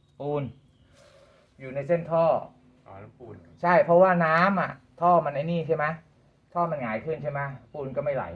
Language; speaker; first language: Thai; native; Thai